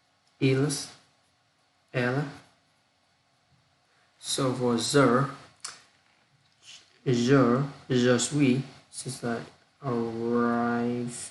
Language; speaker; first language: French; non-native, learner; Vietnamese